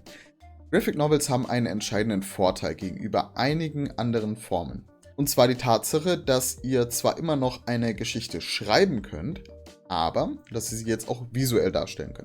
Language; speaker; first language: German; native; German